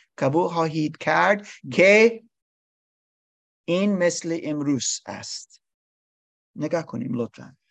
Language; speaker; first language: Persian; non-native, learner; English